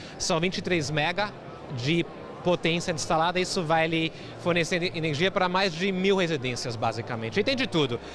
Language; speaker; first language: Portuguese; non-native, fluent; German